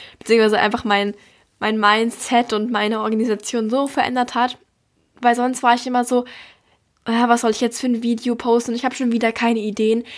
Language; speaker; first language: German; native; German